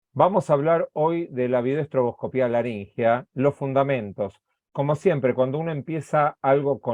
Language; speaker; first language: Spanish; native; Spanish